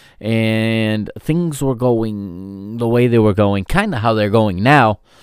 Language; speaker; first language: English; native; English